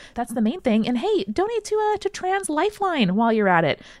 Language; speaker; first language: English; native; English